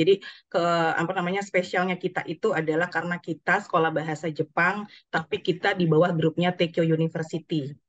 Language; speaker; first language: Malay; non-native, fluent; Japanese